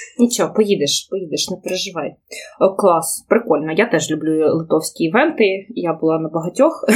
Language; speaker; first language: Ukrainian; non-native, local second language; Russian